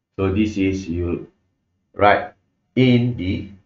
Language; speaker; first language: English; non-native, local second language; Malay